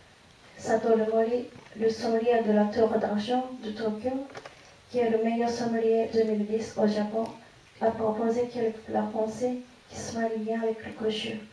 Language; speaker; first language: French; non-native, fluent; Japanese